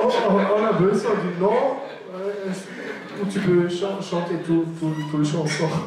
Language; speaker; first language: French; non-native, local second language; German